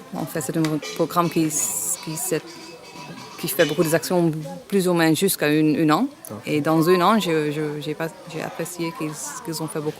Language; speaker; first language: French; non-native, fluent; English